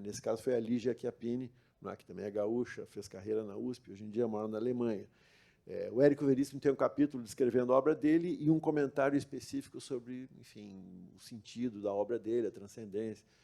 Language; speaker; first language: Portuguese; native; Portuguese